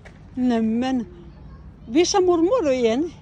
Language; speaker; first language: Swedish; non-native, fluent; Filipino